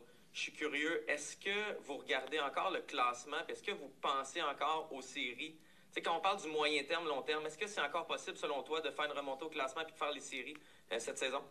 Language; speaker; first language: French; native; French